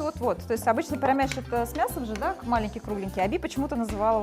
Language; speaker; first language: Russian; native; Russian